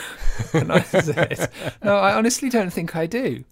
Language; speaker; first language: English; native; English